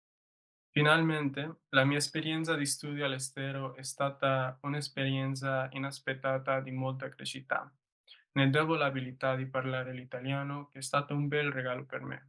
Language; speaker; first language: Italian; non-native, learner; English